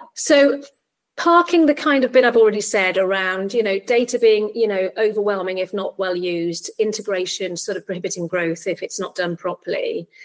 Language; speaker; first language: English; native; English